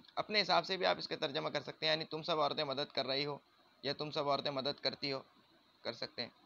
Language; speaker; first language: Urdu; native; Urdu